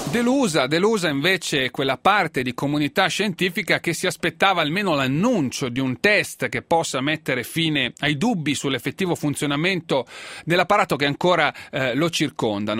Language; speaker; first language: Italian; native; Italian